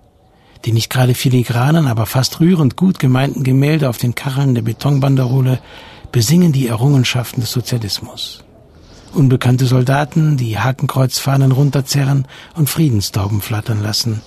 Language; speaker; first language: German; native; German